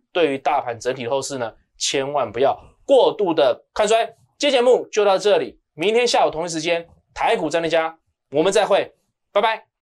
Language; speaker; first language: Chinese; native; Chinese